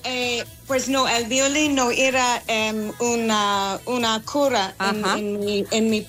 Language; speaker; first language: Spanish; non-native, learner; English